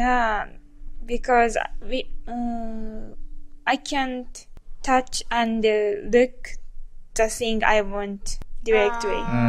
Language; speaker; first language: English; non-native, learner; Japanese